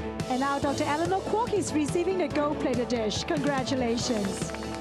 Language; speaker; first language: English; non-native, local second language; Cantonese